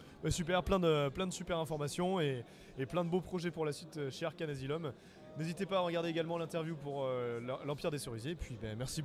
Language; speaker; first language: French; native; French